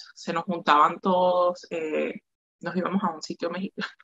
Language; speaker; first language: Spanish; native; Spanish